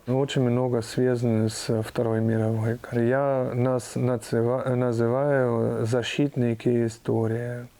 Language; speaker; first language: Russian; non-native, fluent; German